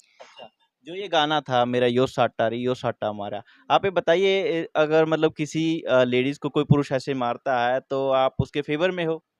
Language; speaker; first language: Hindi; native; Hindi